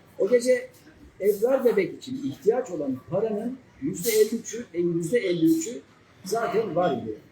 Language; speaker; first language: Turkish; native; Turkish